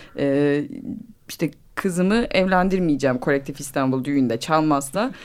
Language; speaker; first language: Turkish; native; Turkish